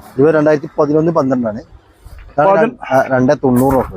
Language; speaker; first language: Malayalam; native; Malayalam